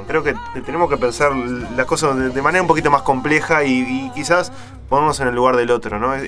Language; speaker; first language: Spanish; native; Spanish